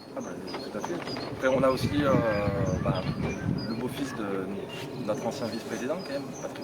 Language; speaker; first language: French; native; French